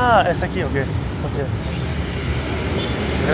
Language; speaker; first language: Spanish; non-native, learner; French